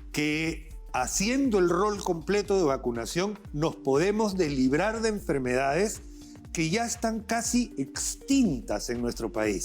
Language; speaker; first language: Spanish; native; Spanish